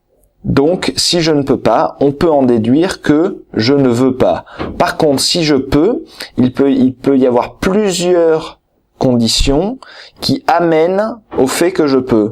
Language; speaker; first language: French; native; French